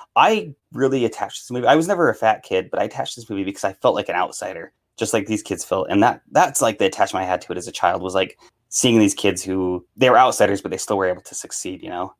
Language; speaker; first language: English; native; English